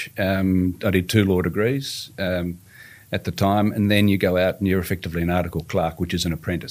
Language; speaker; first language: English; native; English